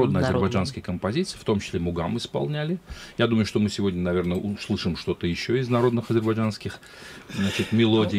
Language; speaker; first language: Russian; native; Russian